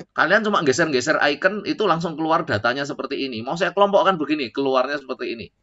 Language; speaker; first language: Indonesian; native; Indonesian